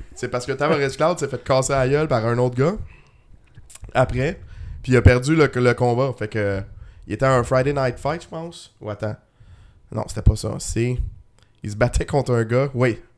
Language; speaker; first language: French; native; French